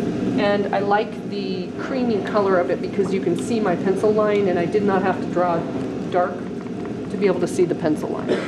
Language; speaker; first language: English; native; English